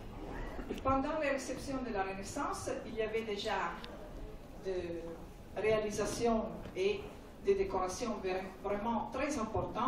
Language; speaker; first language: French; non-native, fluent; Italian